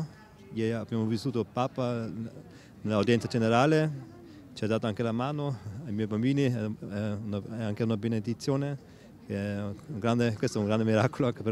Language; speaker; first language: Italian; non-native, fluent; German